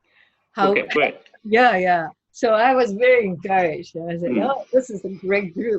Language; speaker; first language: English; non-native, fluent; Japanese